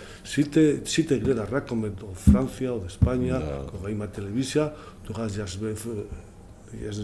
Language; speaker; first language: Macedonian; non-native, learner; Spanish